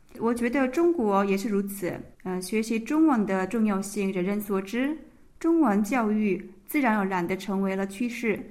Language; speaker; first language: Chinese; non-native, fluent; Korean